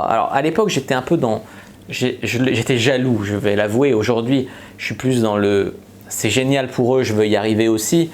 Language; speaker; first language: French; native; French